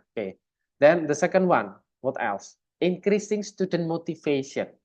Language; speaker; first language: English; non-native, fluent; Indonesian